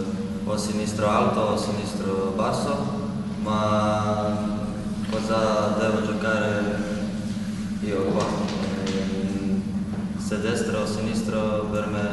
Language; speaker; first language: Italian; non-native, learner; Croatian